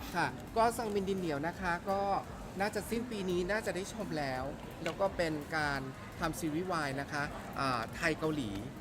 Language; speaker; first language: Thai; native; Thai